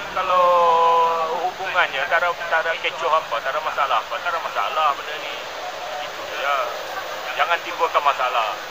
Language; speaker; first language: Malay; native; Malay